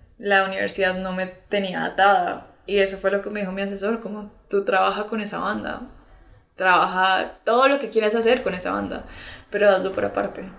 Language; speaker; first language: Spanish; early bilingual, other home language; English